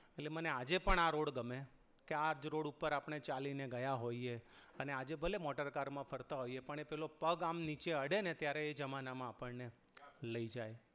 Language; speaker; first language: Gujarati; native; Gujarati